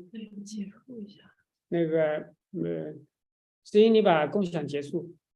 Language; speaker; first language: Chinese; native; Chinese